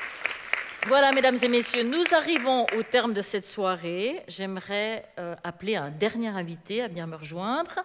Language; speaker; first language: French; native; French